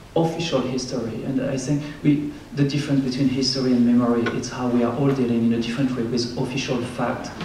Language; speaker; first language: English; non-native, fluent; French